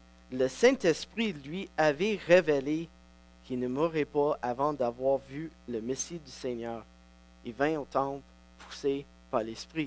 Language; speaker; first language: French; non-native, local second language; English